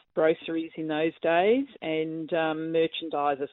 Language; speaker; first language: English; native; English